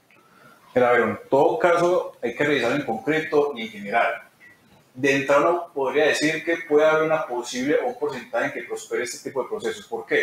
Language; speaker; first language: Spanish; native; Spanish